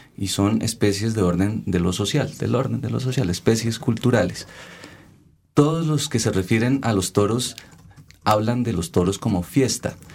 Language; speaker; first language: Spanish; native; Spanish